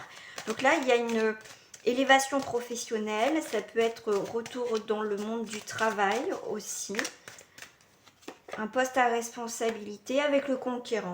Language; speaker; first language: French; native; French